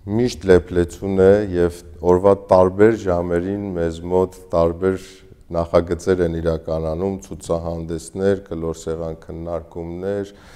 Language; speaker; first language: Armenian; native; Armenian